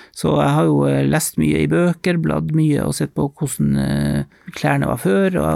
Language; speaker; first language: Norwegian; native; Norwegian